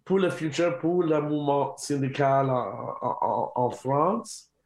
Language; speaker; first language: French; non-native, learner; English